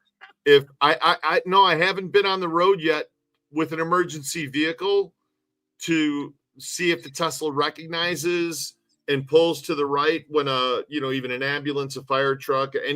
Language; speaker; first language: English; native; English